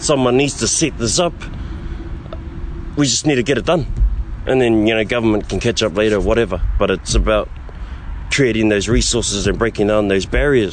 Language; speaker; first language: English; native; English